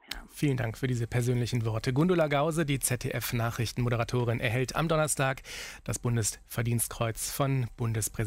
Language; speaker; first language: German; native; German